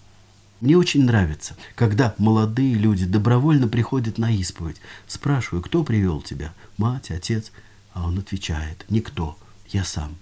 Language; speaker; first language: Russian; native; Russian